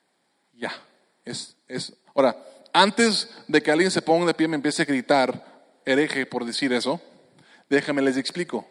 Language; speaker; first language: Spanish; native; Spanish